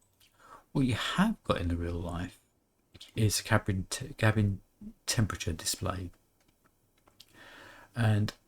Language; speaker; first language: English; native; English